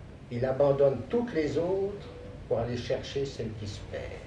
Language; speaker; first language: French; native; French